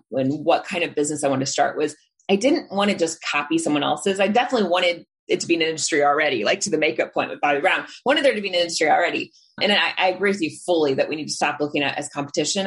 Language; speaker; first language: English; native; English